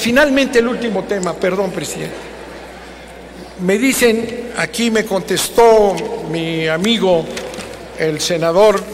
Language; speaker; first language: Spanish; native; Spanish